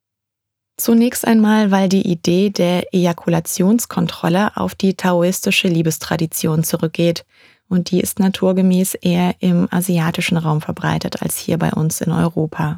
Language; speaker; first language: German; native; German